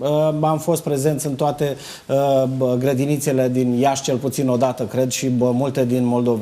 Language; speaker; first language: Romanian; native; Romanian